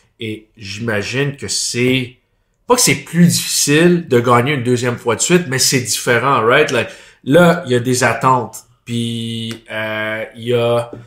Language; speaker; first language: French; native; French